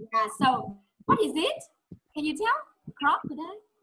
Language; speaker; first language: English; non-native, fluent; Vietnamese